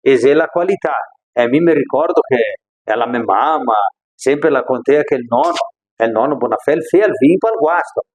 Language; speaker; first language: Italian; early bilingual, heritage; Italian